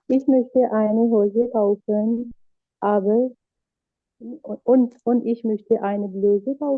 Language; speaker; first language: German; non-native, learner; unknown